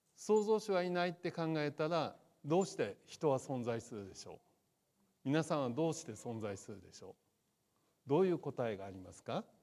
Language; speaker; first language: Japanese; native; Japanese